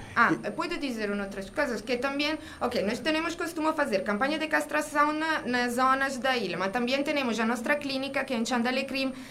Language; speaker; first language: Portuguese; non-native, learner; Italian